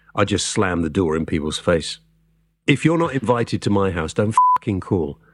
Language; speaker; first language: English; native; English